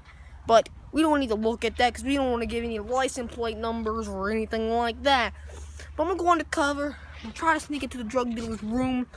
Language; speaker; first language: English; native; English